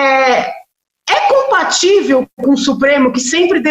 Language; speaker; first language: Portuguese; native; Portuguese